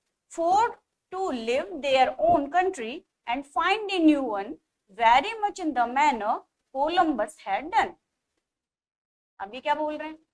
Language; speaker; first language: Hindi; native; Hindi